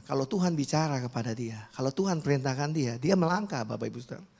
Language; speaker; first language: Indonesian; native; Indonesian